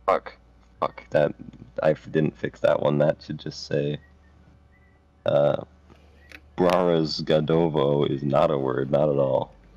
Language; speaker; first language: English; native; English